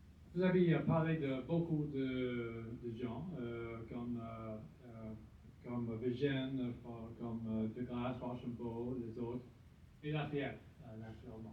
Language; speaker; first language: French; non-native, learner; English